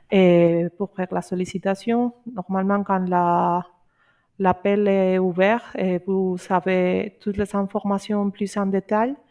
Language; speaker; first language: French; non-native, learner; Spanish